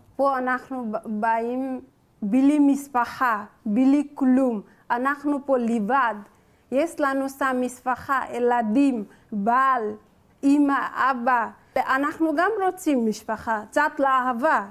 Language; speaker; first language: Hebrew; non-native, learner; Nepali